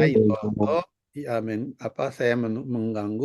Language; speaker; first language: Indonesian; non-native, fluent; Japanese